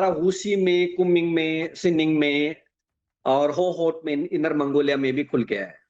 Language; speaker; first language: Hindi; native; Hindi